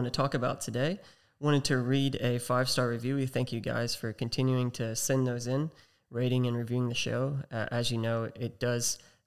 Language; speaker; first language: English; native; English